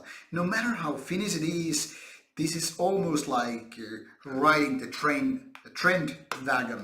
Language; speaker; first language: English; non-native, fluent; Finnish